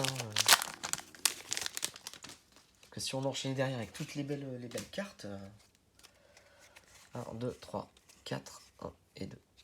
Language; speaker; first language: French; native; French